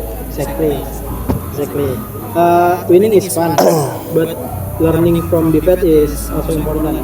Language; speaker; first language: English; non-native, learner; Indonesian